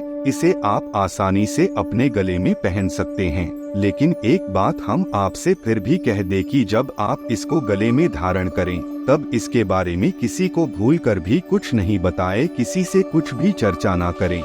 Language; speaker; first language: Hindi; native; Hindi